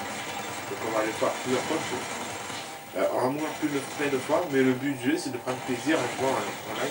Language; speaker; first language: French; native; French